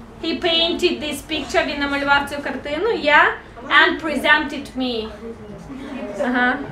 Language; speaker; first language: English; non-native, fluent; Ukrainian